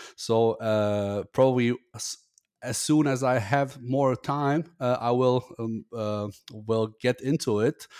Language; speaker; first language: English; non-native, fluent; German